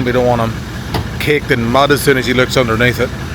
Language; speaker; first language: English; native; English